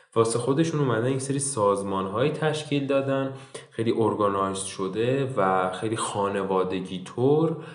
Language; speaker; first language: Persian; native; Persian